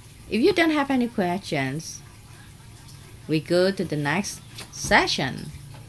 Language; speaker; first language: English; non-native, fluent; Indonesian